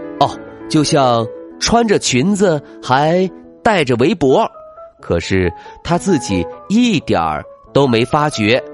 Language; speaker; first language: Chinese; native; Chinese